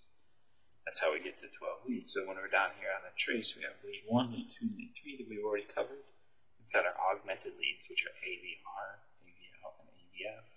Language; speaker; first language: English; native; English